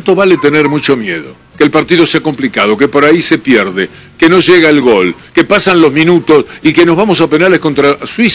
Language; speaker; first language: Spanish; native; Spanish